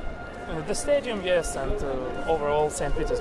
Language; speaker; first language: English; non-native, learner; Russian